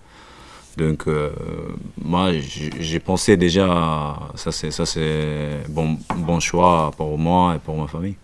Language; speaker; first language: French; non-native, learner; Japanese